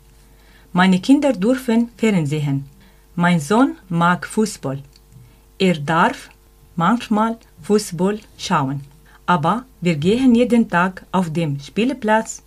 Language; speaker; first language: German; non-native, learner; Arabic